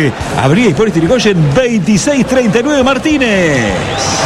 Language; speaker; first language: Spanish; native; Spanish